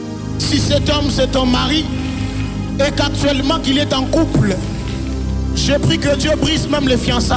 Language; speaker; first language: French; non-native, local second language; Lingala